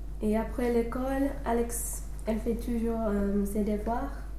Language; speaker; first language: French; non-native, learner; English